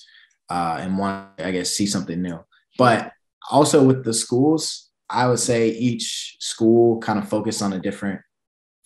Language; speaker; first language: English; native; English